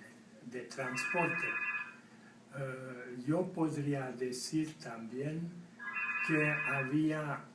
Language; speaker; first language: Spanish; non-native, fluent; French